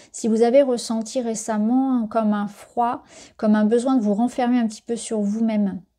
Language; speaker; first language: French; native; French